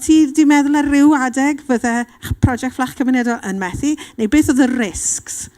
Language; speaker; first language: Welsh; native; Welsh